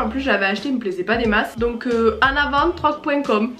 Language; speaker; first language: French; native; French